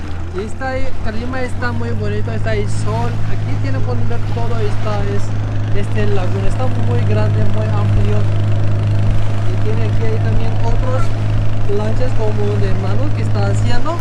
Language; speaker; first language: Spanish; non-native, learner; Urdu